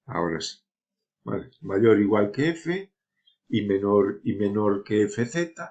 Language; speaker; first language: Spanish; native; Spanish